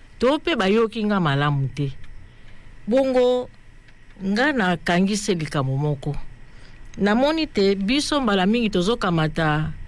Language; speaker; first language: Lingala; native; Lingala